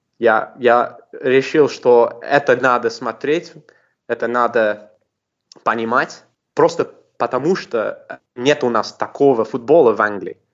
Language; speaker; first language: Russian; non-native, fluent; English